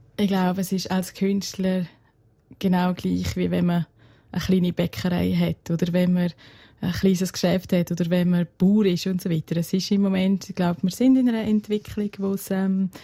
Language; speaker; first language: German; non-native, local second language; Romansh